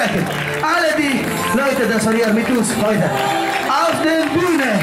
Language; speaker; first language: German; non-native, learner; Italian